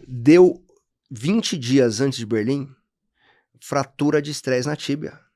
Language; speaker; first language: Portuguese; native; Portuguese